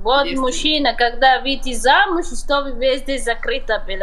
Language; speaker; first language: Russian; non-native, learner; Somali